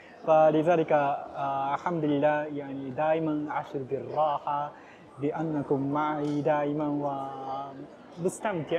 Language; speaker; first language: Arabic; non-native, fluent; Japanese